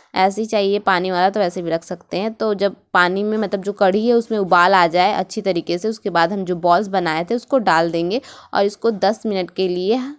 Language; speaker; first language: Hindi; native; Hindi